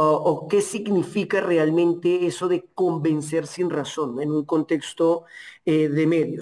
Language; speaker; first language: Spanish; native; Spanish